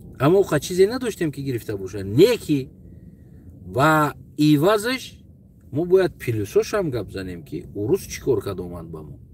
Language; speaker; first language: Tajik; non-native, local second language; Uzbek